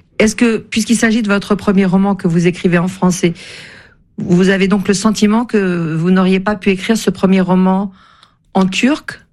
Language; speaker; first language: French; native; French